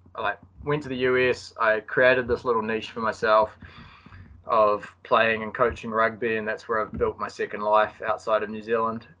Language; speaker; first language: English; native; English